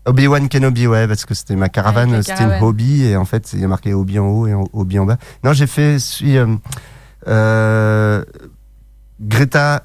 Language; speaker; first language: French; native; French